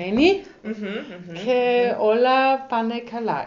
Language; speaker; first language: Greek; non-native, learner; German